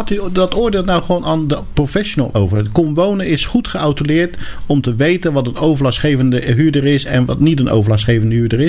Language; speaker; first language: Dutch; native; Dutch